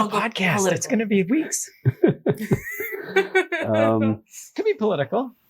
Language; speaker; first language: English; native; English